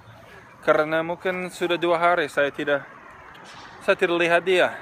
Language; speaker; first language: Indonesian; non-native, fluent; English